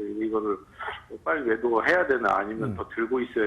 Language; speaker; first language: Korean; native; Korean